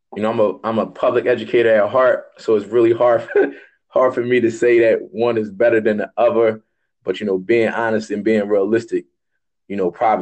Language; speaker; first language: English; native; English